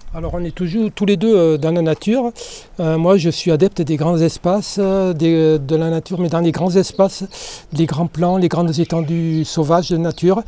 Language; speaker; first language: French; native; French